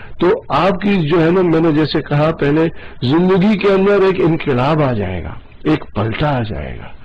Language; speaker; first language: Urdu; non-native, local second language; Gujarati